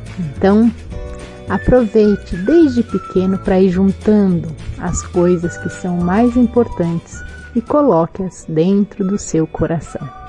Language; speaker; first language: Portuguese; native; Portuguese